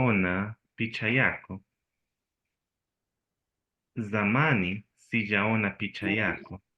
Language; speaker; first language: Swahili; non-native, learner; Spanish